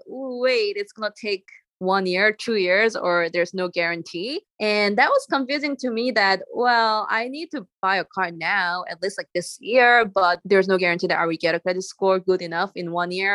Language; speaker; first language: English; non-native, fluent; Korean